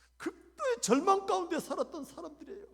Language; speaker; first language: Korean; native; Korean